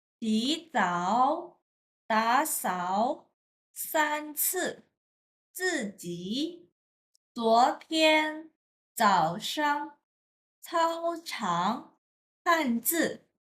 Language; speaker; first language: Chinese; non-native, fluent; Indonesian